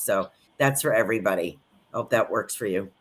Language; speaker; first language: English; native; English